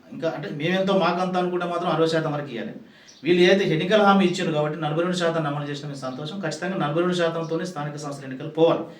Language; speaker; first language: Telugu; native; Telugu